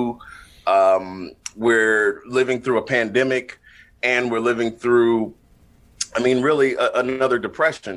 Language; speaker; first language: English; native; English